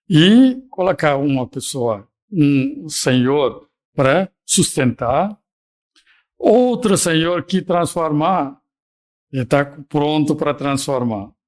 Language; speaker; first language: Portuguese; non-native, fluent; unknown